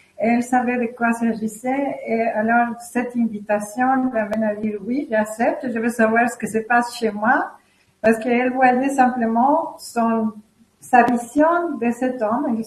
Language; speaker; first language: French; non-native, fluent; Spanish